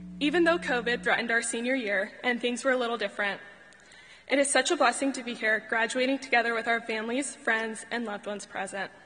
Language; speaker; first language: English; native; English